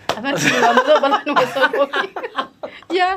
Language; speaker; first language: Somali; non-native, learner; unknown